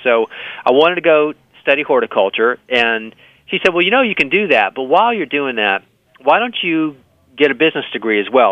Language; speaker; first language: English; native; English